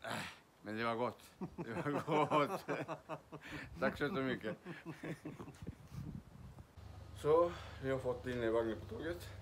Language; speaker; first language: Swedish; non-native, learner; Spanish